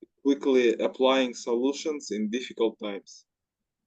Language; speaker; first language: English; non-native, learner; Russian